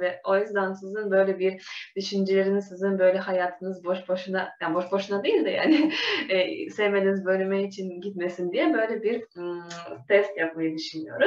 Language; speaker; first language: Turkish; non-native, fluent; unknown